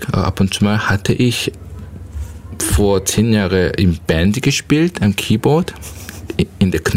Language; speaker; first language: German; non-native, learner; Korean